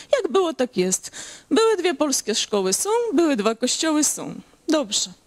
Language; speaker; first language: Polish; early bilingual, heritage; Polish